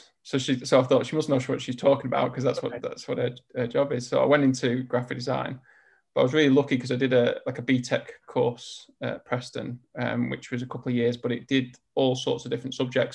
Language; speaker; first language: English; native; English